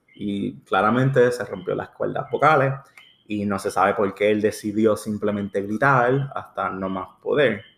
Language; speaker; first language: Spanish; early bilingual, heritage; Spanish